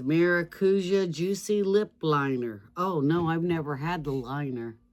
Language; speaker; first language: English; native; English